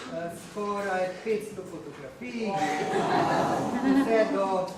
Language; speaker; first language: Slovenian; native; Slovenian